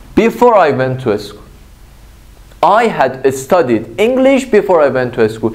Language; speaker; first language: English; non-native, fluent; Persian